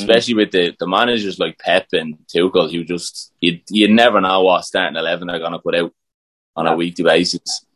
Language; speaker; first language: English; native; English